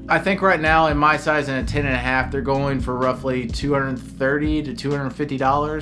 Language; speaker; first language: English; native; English